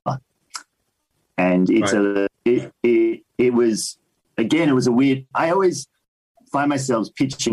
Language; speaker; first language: English; native; English